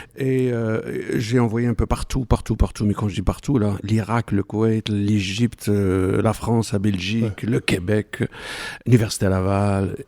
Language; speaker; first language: French; non-native, local second language; Arabic